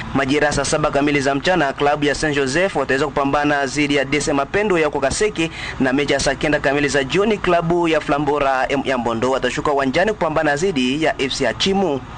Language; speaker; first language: Swahili; non-native, local second language; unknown